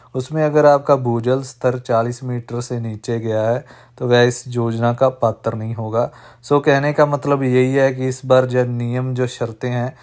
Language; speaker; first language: Hindi; non-native, local second language; Punjabi